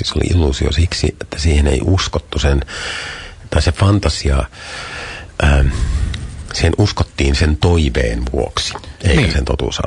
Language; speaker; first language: Finnish; native; Finnish